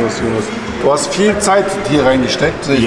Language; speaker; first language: German; native; German